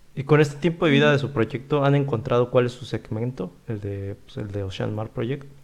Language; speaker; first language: Spanish; native; Spanish